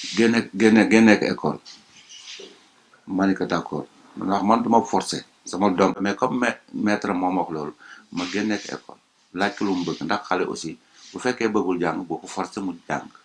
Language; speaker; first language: Wolof; native; Wolof